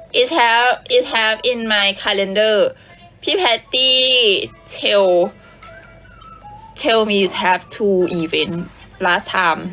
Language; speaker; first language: English; non-native, learner; Thai